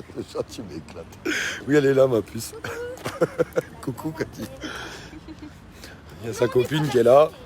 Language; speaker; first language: French; native; French